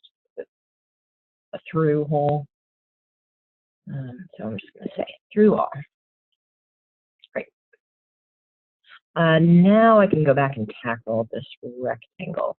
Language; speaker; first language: English; native; English